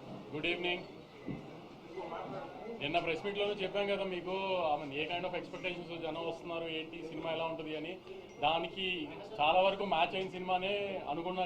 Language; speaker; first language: Telugu; native; Telugu